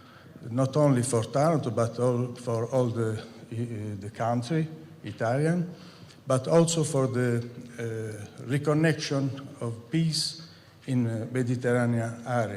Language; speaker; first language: English; non-native, fluent; Italian